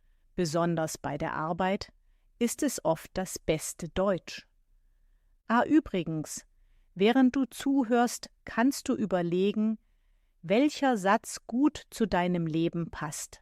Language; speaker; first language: German; native; German